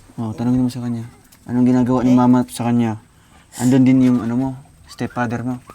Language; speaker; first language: Filipino; non-native, local second language; Cebuano